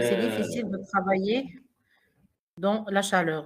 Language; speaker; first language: French; non-native, local second language; Arabic